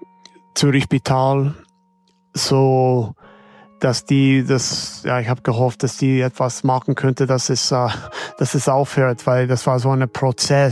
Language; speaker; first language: German; non-native, fluent; English